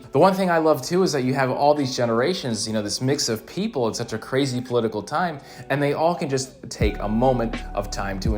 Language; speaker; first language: English; native; English